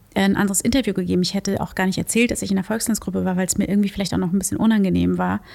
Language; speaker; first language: German; early bilingual, other home language; Portuguese